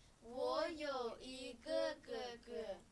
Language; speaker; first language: Chinese; non-native, fluent; Kyrgyz